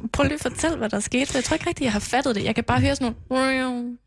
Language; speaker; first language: Danish; native; Danish